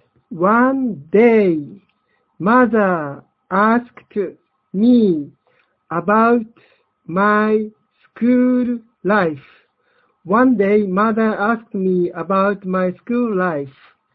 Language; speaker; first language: English; non-native, fluent; Japanese